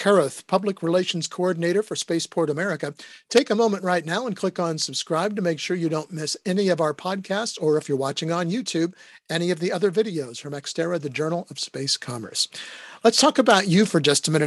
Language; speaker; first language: English; native; English